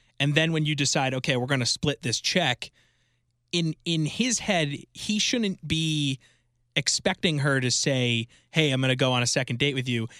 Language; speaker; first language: English; native; English